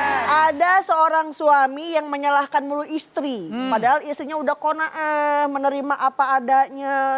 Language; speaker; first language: Indonesian; native; Indonesian